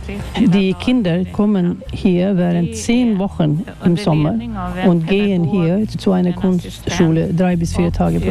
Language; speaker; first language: German; non-native, fluent; Swedish